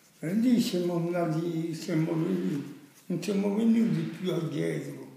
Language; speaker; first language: Italian; early bilingual, heritage; Italian